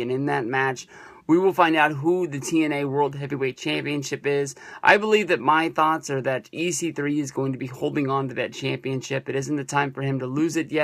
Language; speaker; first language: English; native; English